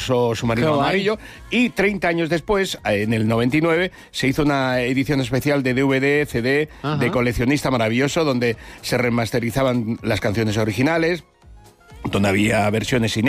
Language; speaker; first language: Spanish; native; Spanish